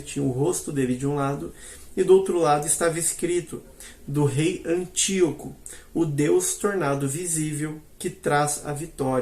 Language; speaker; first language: Portuguese; native; Portuguese